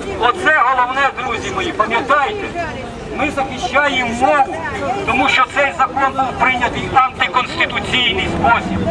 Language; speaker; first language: Ukrainian; native; Ukrainian